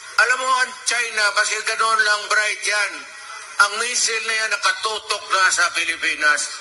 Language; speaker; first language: Filipino; non-native, local second language; Cebuano